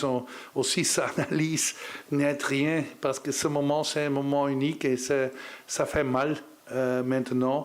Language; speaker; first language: French; non-native, learner; Dutch